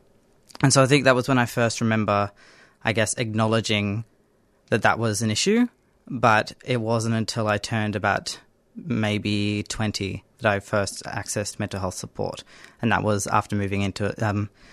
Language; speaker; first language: English; native; English